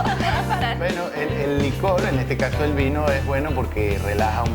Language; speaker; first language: Spanish; native; Spanish